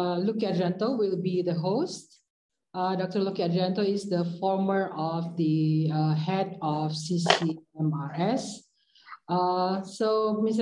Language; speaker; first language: English; non-native, fluent; Indonesian